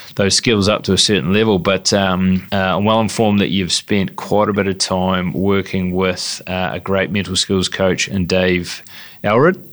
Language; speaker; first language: English; native; English